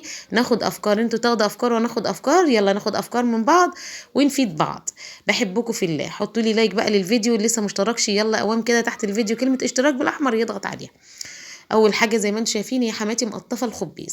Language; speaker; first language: Arabic; native; Arabic